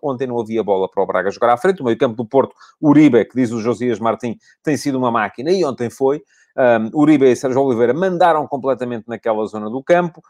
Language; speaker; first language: Portuguese; native; Portuguese